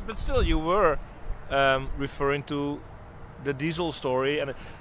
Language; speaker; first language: English; non-native, fluent; Dutch